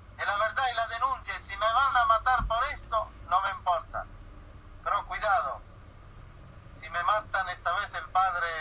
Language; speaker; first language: Spanish; non-native, fluent; Italian